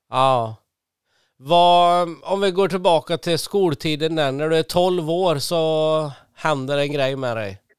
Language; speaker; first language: Swedish; native; Swedish